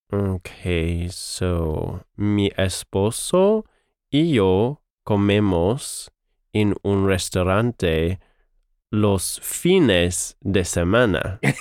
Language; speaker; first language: Spanish; non-native, learner; English